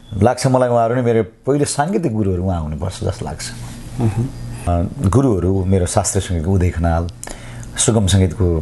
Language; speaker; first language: Nepali; native; Nepali